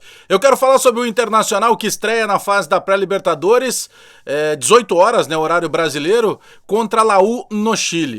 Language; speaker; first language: Portuguese; native; Portuguese